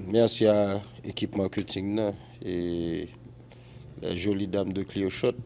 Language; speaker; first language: French; non-native, local second language; Haitian Creole